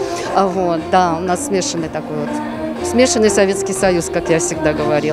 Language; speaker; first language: Russian; early bilingual, other home language; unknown